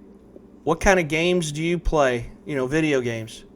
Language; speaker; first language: English; native; English